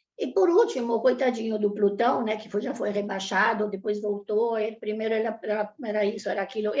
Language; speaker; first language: Portuguese; early bilingual, other home language; Italian